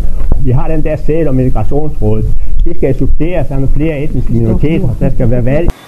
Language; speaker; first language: Danish; native; Danish